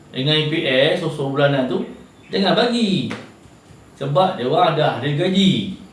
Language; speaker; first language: Malay; native; Malay